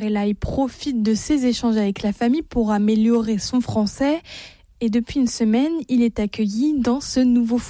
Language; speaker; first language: French; native; French